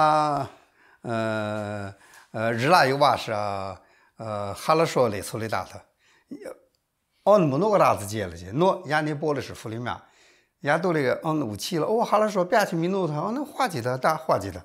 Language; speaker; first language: Russian; non-native, learner; Chinese